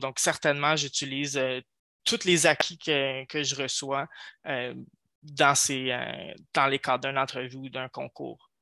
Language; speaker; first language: French; native; French